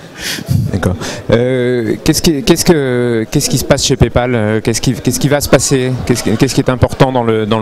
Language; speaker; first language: French; native; French